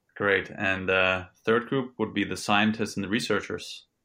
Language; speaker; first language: English; non-native, fluent; Italian